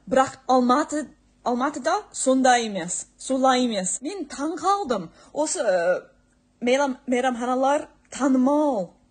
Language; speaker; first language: Kazakh; non-native, learner; English